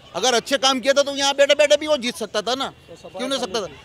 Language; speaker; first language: Hindi; non-native, local second language; Gujarati